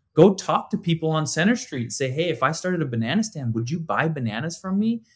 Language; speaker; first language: English; native; English